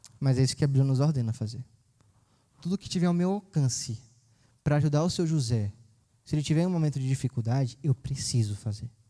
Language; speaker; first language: Portuguese; native; Portuguese